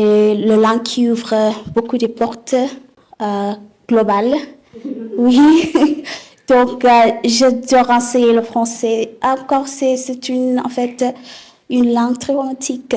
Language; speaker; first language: French; non-native, fluent; Southern Sotho